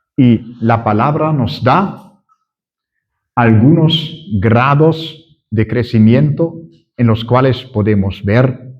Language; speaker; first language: Spanish; non-native, fluent; German